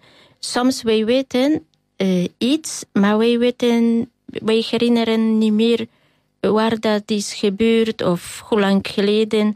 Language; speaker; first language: Dutch; non-native, fluent; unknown